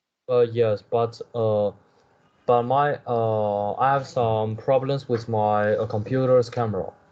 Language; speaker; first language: English; non-native, learner; Chinese